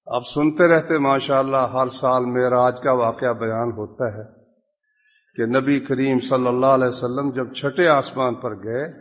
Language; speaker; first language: Urdu; non-native, local second language; Punjabi